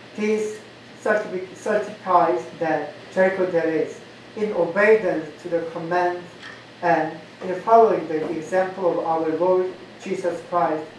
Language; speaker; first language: English; non-native, learner; Korean